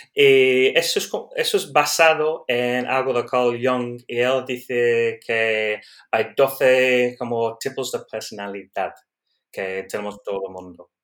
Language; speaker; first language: Spanish; non-native, learner; English